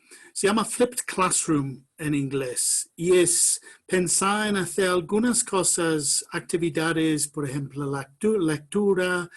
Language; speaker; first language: Spanish; non-native, fluent; English